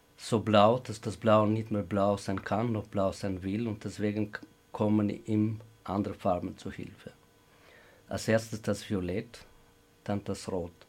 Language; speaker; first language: German; non-native, fluent; Albanian